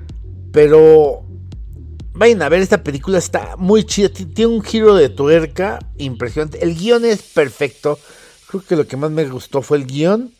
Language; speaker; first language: Spanish; native; Spanish